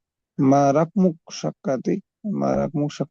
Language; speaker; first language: Arabic; non-native, learner; Bangla